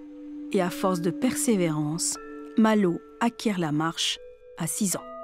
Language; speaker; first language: French; native; French